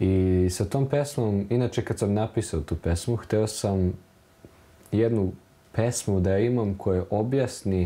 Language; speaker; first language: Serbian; early bilingual, heritage; German